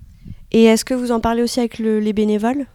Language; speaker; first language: French; native; French